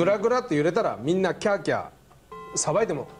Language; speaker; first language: Japanese; native; Japanese